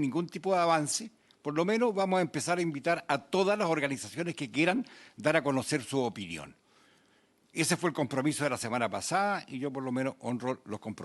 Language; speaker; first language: Spanish; native; Spanish